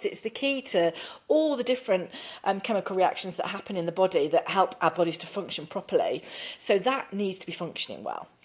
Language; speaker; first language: English; native; English